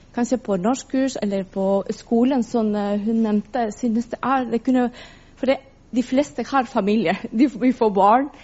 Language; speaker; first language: Norwegian; non-native, fluent; Spanish